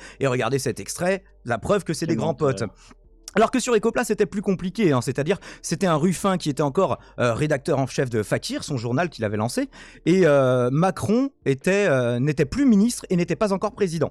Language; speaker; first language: French; native; French